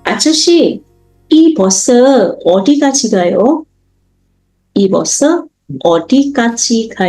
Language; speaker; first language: Korean; non-native, fluent; Indonesian